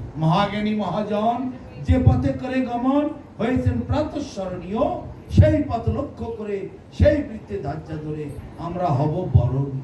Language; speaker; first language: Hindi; non-native, local second language; Bangla